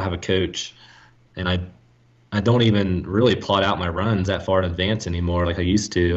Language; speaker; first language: English; native; English